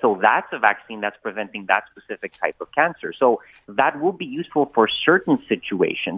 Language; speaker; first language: English; native; English